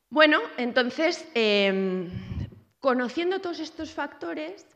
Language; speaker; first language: Spanish; native; Spanish